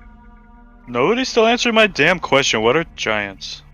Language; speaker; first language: English; native; English